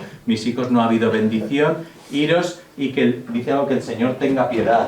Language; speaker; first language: Spanish; native; Spanish